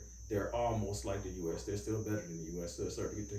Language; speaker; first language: English; native; English